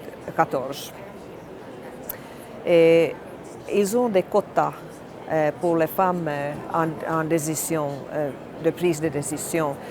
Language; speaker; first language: French; non-native, fluent; Finnish